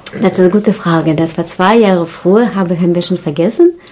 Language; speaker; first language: German; non-native, learner; Russian